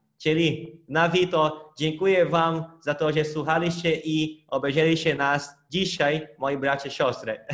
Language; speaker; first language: Polish; non-native, fluent; Portuguese